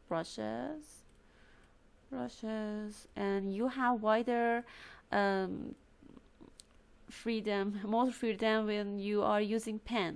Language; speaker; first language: English; non-native, fluent; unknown